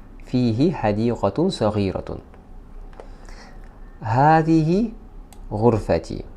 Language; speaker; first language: Arabic; non-native, fluent; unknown